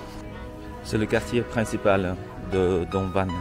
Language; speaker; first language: French; non-native, fluent; Vietnamese